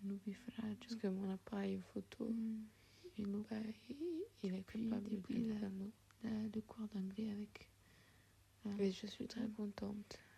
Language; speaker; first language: French; non-native, fluent; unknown